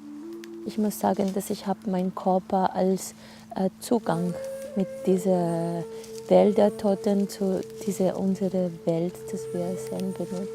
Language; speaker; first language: German; non-native, learner; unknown